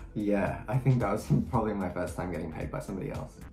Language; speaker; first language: English; native; English